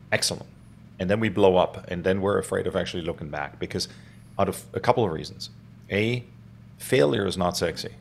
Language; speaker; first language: English; non-native, fluent; German